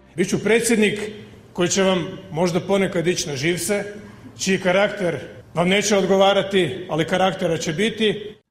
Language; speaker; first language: Croatian; native; Croatian